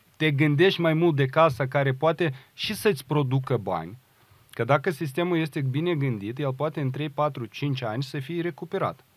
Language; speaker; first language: Romanian; non-native, local second language; Russian